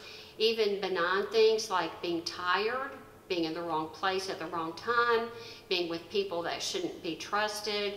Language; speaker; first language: English; native; English